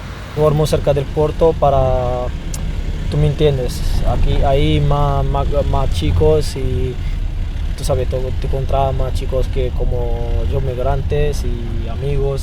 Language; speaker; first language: Spanish; non-native, fluent; Arabic